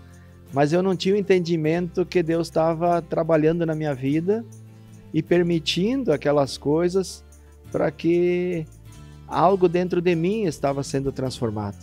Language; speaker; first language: Portuguese; native; Portuguese